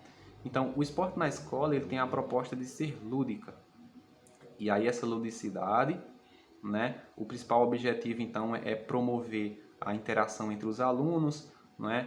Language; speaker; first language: Portuguese; native; Portuguese